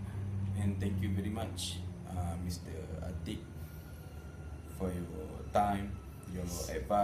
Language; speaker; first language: English; non-native, local second language; Malay